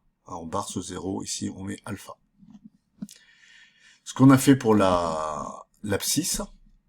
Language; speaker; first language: French; native; French